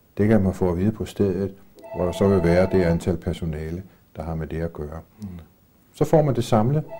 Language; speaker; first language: Danish; native; Danish